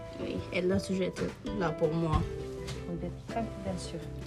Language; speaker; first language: French; non-native, learner; Norwegian